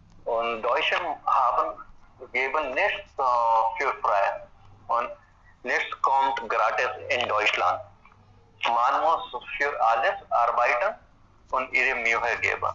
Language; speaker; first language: German; non-native, fluent; Hindi